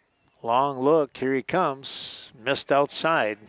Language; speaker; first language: English; native; English